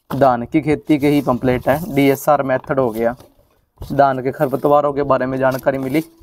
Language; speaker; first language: Hindi; non-native, local second language; Punjabi